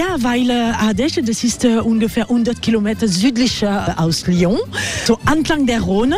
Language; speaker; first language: German; non-native, fluent; French